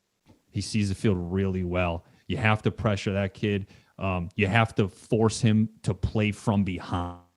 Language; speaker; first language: English; native; English